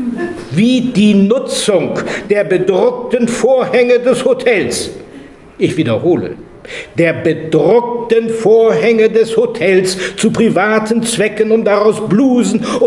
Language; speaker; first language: German; native; German